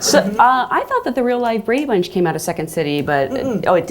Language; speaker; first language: English; native; English